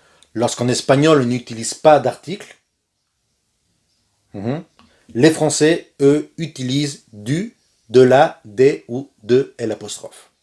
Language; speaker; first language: French; non-native, fluent; Spanish